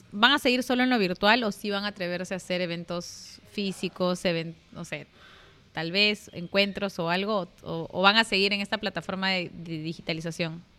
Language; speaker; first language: Spanish; native; Spanish